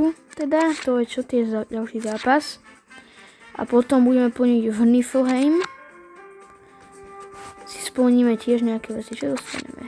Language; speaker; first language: Slovak; native; Slovak